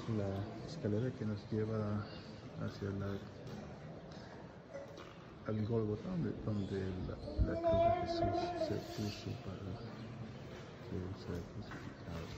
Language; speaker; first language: Spanish; early bilingual, heritage; Spanish